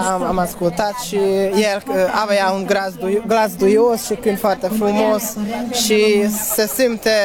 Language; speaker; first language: Romanian; non-native, local second language; Hungarian